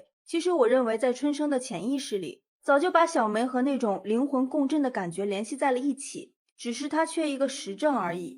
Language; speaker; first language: Chinese; native; Chinese